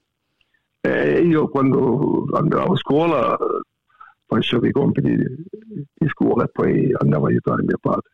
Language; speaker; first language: Italian; native; Italian